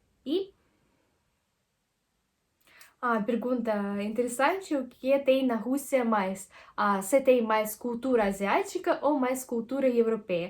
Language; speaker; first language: Portuguese; non-native, fluent; Russian